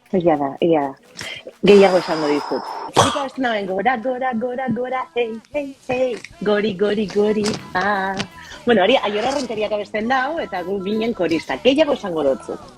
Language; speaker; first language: Basque; native; Basque